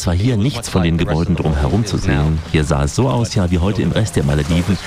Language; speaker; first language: German; native; German